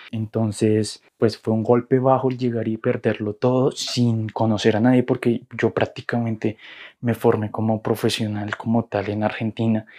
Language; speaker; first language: Spanish; native; Spanish